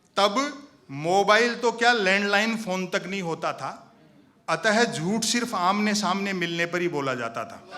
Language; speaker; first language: Hindi; native; Hindi